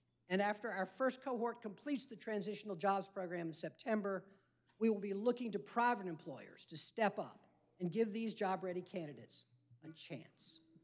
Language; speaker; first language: English; native; English